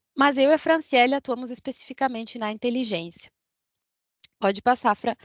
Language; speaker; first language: Portuguese; non-native, fluent; Italian